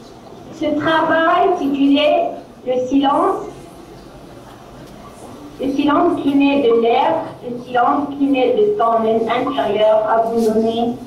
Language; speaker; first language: French; non-native, local second language; Arabic